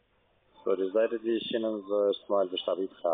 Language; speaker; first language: German; non-native, fluent; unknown